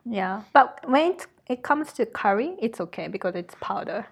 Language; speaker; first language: English; non-native, fluent; Japanese